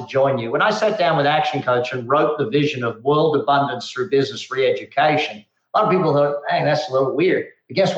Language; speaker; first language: English; native; English